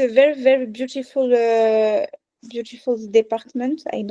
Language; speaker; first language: English; non-native, learner; French